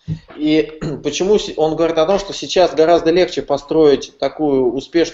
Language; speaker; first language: Russian; native; Russian